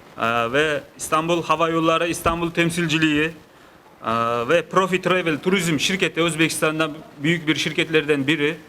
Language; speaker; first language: Turkish; non-native, learner; Uzbek